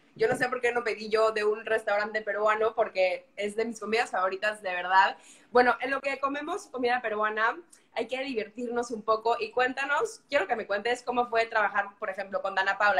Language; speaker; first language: Spanish; early bilingual, heritage; Spanish